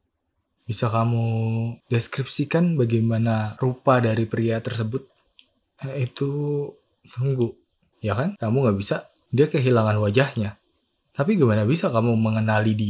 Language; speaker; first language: Indonesian; native; Indonesian